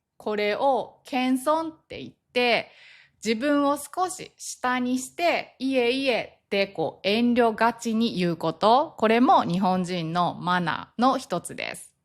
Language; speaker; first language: Japanese; native; Japanese